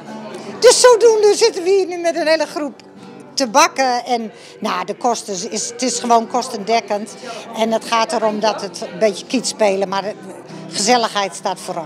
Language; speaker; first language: Dutch; native; Dutch